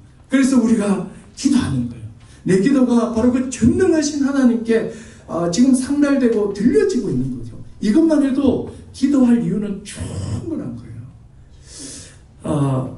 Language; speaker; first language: Korean; native; Korean